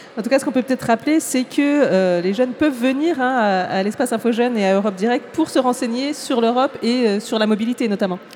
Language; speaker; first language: French; native; French